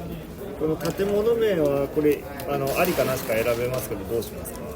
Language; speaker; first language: Japanese; native; Japanese